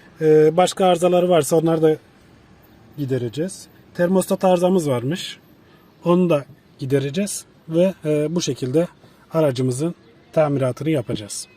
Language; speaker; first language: Turkish; native; Turkish